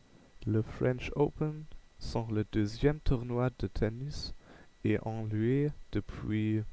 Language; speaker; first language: French; non-native, learner; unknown